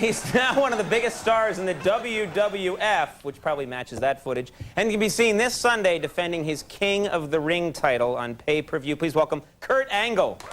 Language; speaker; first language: English; native; English